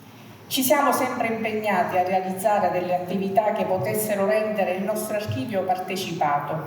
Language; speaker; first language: Italian; native; Italian